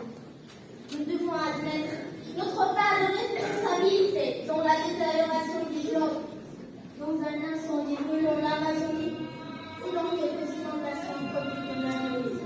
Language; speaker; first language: French; non-native, local second language; Arabic